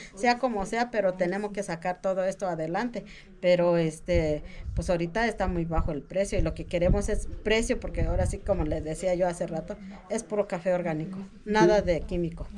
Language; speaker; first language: Spanish; non-native, local second language; Mixtepec Mixtec